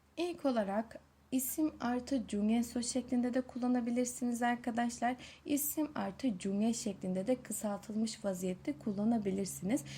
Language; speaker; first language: Turkish; native; Turkish